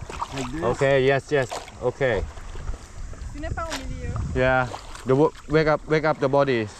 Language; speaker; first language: English; non-native, learner; Thai